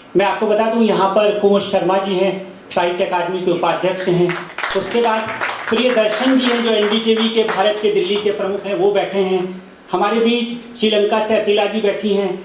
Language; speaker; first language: Hindi; native; Hindi